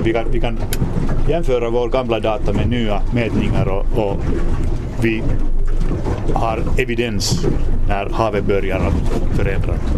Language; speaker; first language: Swedish; non-native, local second language; Finnish